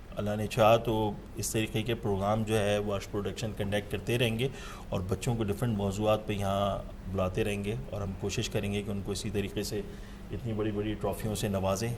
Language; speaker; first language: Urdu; native; Urdu